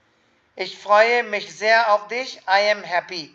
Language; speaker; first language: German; non-native, fluent; Hindi